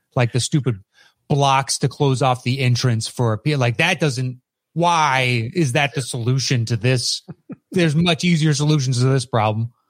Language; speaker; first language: English; native; English